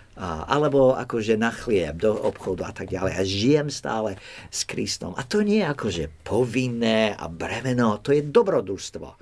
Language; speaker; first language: Slovak; non-native, fluent; English